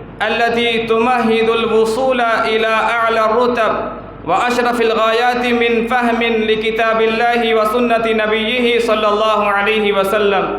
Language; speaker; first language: Arabic; non-native, fluent; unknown